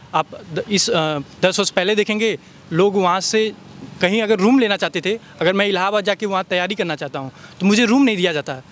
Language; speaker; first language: Hindi; native; Hindi